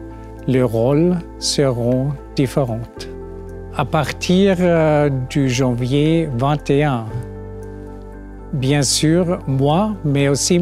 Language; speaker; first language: French; non-native, fluent; German